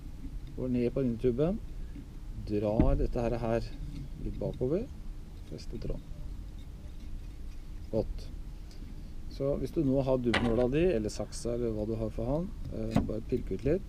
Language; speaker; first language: Norwegian; native; Norwegian